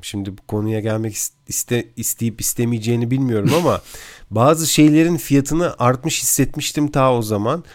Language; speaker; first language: Turkish; native; Turkish